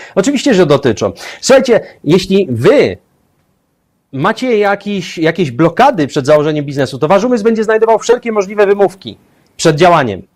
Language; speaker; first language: Polish; native; Polish